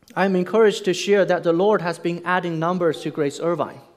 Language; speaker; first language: English; non-native, fluent; Chinese